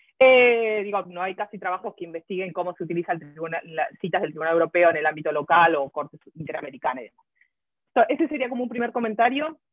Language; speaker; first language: Spanish; native; Spanish